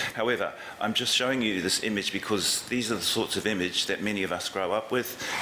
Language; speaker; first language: English; native; English